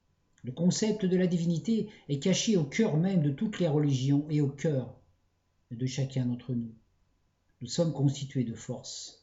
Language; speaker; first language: French; native; French